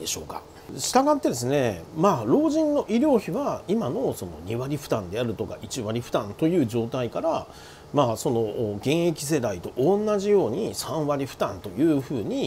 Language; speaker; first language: Japanese; native; Japanese